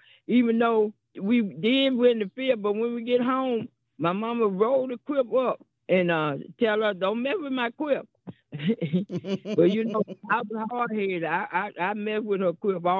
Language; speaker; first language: English; native; English